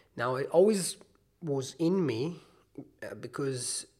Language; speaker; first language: English; non-native, fluent; Hebrew